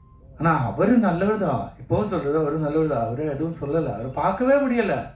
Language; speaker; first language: Tamil; non-native, learner; Malayalam